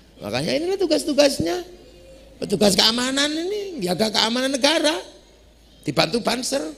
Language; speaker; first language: Indonesian; non-native, local second language; Javanese